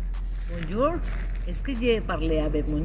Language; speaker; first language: French; non-native, learner; Spanish